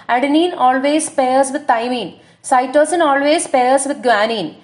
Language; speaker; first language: English; non-native, local second language; Malayalam